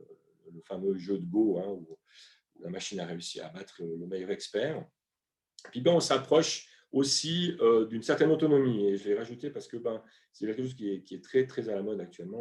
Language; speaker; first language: French; native; French